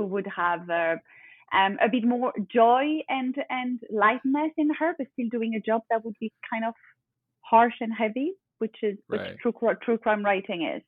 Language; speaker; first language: English; non-native, fluent; French